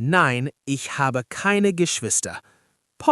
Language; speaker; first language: German; non-native, learner; English